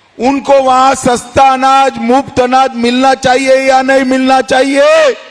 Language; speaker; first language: Hindi; non-native, local second language; Gujarati